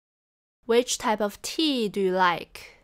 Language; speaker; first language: English; non-native, fluent; Chinese